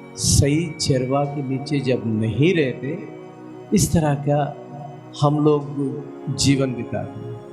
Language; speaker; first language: Hindi; non-native, local second language; Telugu